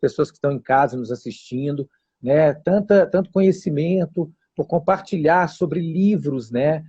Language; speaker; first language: Portuguese; native; Portuguese